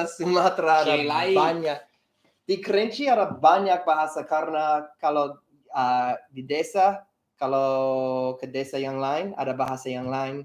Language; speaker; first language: Indonesian; non-native, learner; English